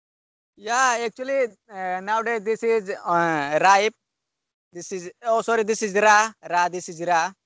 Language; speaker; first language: English; non-native, learner; Hindi